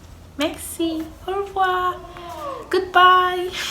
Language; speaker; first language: French; non-native, learner; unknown